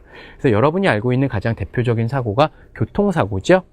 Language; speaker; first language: Korean; native; Korean